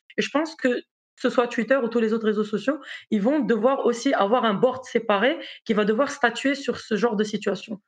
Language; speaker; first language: French; non-native, local second language; Arabic